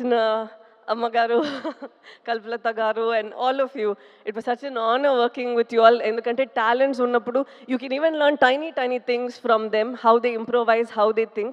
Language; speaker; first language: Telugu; non-native, local second language; Tamil